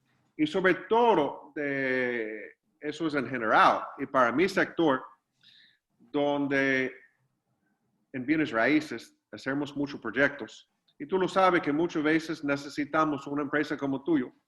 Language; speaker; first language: Spanish; non-native, fluent; English